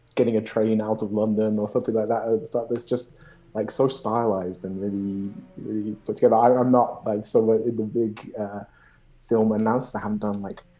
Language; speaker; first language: English; native; English